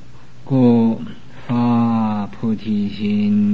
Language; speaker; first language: Chinese; native; Chinese